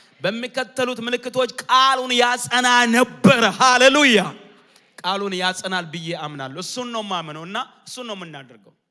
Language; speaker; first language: Amharic; non-native, local second language; Oromo